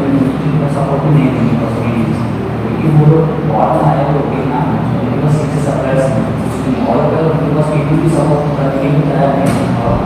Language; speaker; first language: Hindi; non-native, local second language; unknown